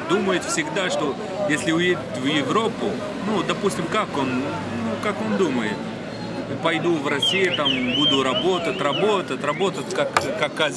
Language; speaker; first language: Russian; non-native, fluent; Arabic